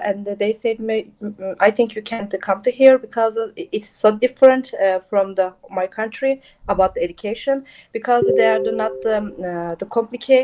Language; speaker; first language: English; non-native, local second language; Turkish